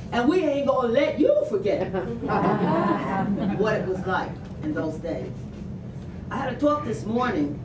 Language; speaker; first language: English; native; English